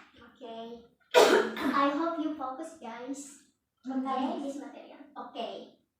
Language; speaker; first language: English; non-native, learner; Indonesian